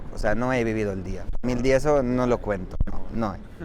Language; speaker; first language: Spanish; non-native, fluent; Arabic